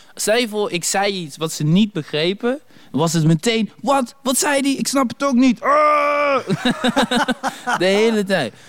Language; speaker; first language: Dutch; native; Dutch